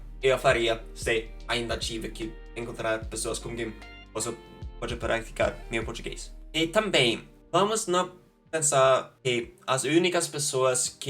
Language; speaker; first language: Portuguese; non-native, fluent; Norwegian